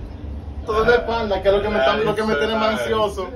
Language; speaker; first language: Spanish; native; Spanish